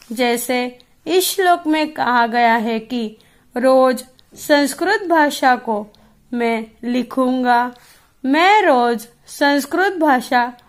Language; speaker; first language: Hindi; non-native, local second language; Gujarati